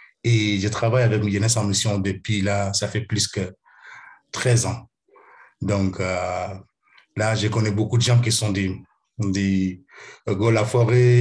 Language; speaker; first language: French; non-native, fluent; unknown